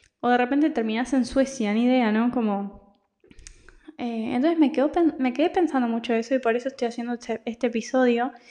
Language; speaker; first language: Spanish; native; Spanish